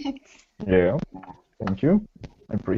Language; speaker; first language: English; non-native, fluent; Russian